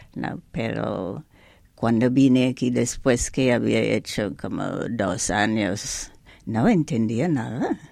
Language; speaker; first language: Spanish; non-native, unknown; English